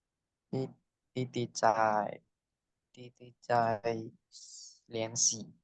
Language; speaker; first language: Chinese; non-native, learner; Indonesian